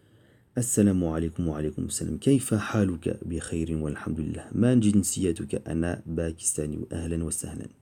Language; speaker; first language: Arabic; non-native, fluent; French